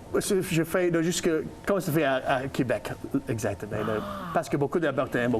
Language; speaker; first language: French; non-native, learner; English